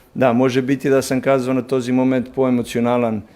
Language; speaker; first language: Bulgarian; non-native, learner; Serbian